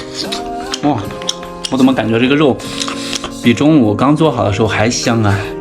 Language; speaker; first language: Chinese; native; Chinese